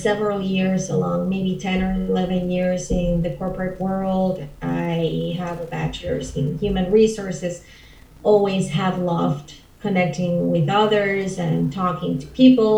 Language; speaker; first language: English; non-native, fluent; Spanish